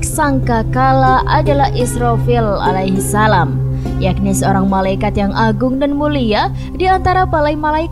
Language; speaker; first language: Indonesian; native; Indonesian